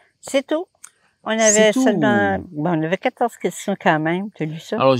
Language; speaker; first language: French; native; French